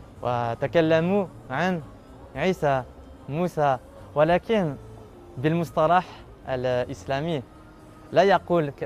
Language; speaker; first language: Arabic; non-native, learner; French